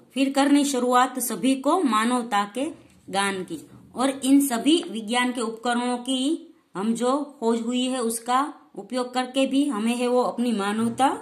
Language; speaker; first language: Hindi; non-native, local second language; Gujarati